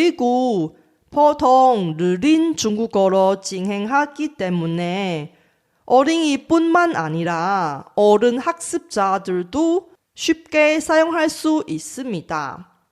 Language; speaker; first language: Korean; non-native, fluent; Chinese